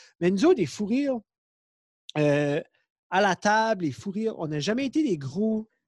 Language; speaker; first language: French; native; French